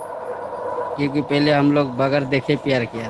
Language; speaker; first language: Hindi; non-native, local second language; Odia